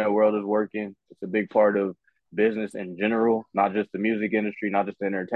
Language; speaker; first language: English; native; English